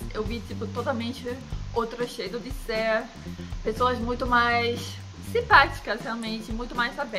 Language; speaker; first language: Portuguese; non-native, fluent; Danish